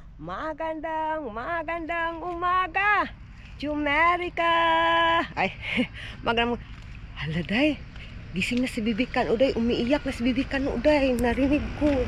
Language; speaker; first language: Filipino; non-native, local second language; Cebuano